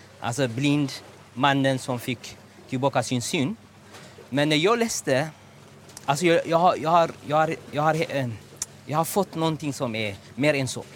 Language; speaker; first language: Swedish; non-native, learner; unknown